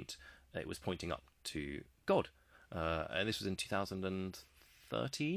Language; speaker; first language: English; native; English